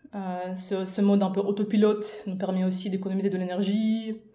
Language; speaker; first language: French; non-native, fluent; Russian